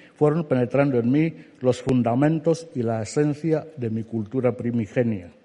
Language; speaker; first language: Spanish; non-native, local second language; Fang